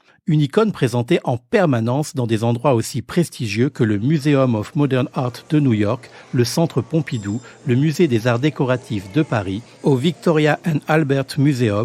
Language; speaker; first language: French; native; French